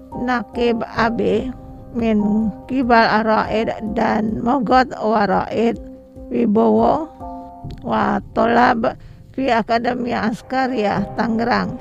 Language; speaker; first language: Arabic; non-native, fluent; Indonesian